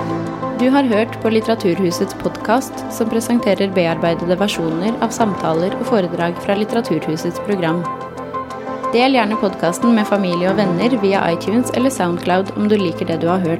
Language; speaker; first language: Norwegian; native; Norwegian